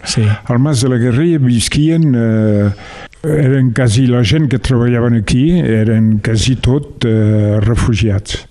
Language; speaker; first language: Catalan; native; Catalan